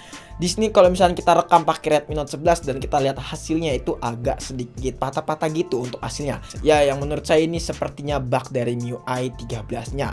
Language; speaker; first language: Indonesian; native; Indonesian